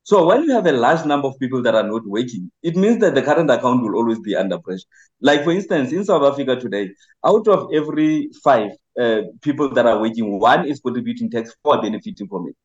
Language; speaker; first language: English; non-native, local second language; Southern Sotho